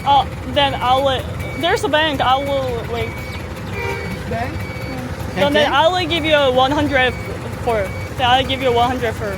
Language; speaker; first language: English; non-native, learner; Korean